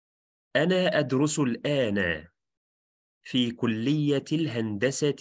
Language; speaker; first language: Arabic; non-native, fluent; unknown